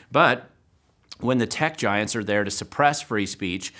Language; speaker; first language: English; native; English